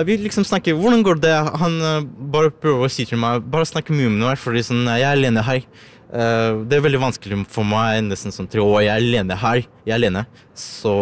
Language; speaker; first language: Norwegian; non-native, learner; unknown